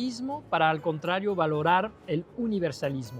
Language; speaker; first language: Spanish; non-native, fluent; French